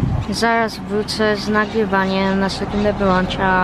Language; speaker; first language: Polish; early bilingual, heritage; Polish